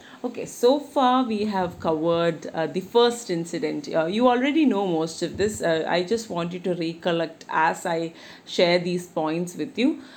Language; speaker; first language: English; non-native, local second language; Malayalam